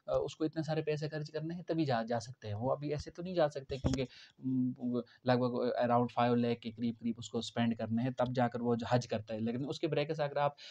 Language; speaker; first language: Hindi; non-native, local second language; Kashmiri